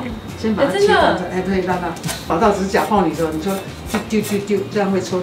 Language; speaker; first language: Chinese; native; Chinese